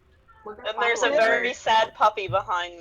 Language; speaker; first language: English; native; English